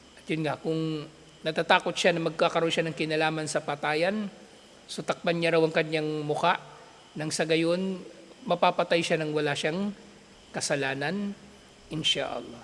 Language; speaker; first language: Filipino; native; Filipino